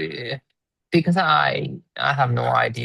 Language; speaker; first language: English; non-native, learner; Chinese